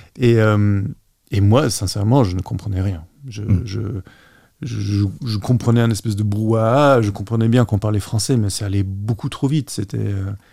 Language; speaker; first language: French; non-native, local second language; Luxembourgish